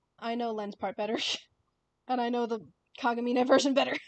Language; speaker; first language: English; native; English